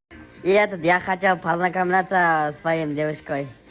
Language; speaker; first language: Russian; non-native, local second language; Kazakh